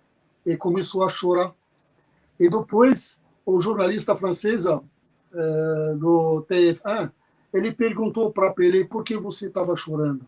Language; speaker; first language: Portuguese; non-native, fluent; Arabic